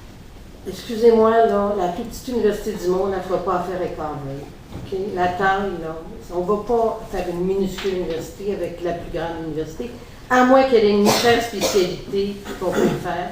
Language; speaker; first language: French; native; French